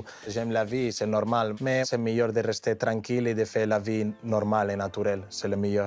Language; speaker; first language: French; non-native, fluent; Spanish